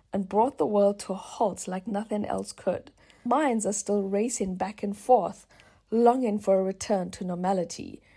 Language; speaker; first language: English; native; English